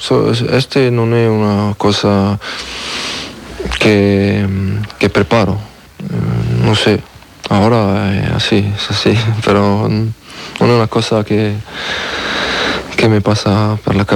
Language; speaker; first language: Spanish; non-native, learner; French